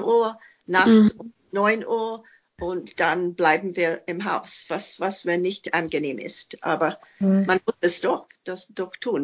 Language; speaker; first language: German; non-native, fluent; English